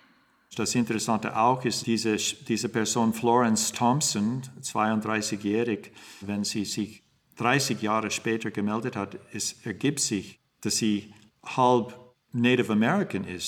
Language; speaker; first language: German; non-native, fluent; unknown